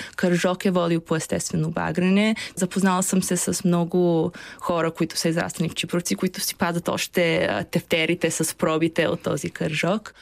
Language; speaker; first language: Bulgarian; early bilingual, heritage; Bulgarian